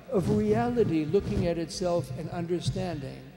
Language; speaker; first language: English; native; English